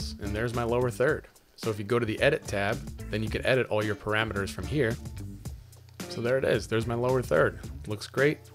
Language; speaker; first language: English; native; English